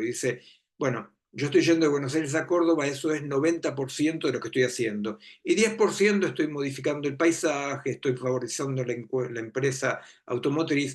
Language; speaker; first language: Spanish; native; Spanish